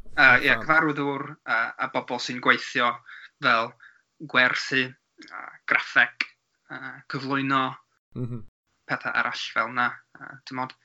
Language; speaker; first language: Welsh; non-native, learner; English